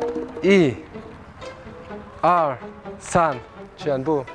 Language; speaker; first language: Chinese; non-native, fluent; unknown